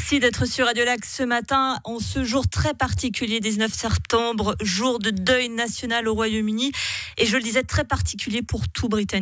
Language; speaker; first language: French; native; French